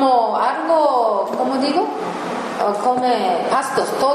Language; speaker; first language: Spanish; non-native, learner; Japanese